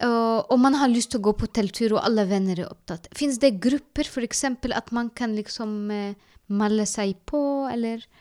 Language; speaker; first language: Norwegian; non-native, learner; Arabic